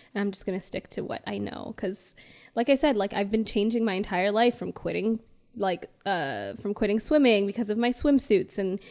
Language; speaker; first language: English; native; English